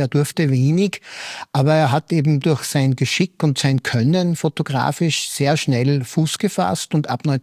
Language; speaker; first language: German; native; German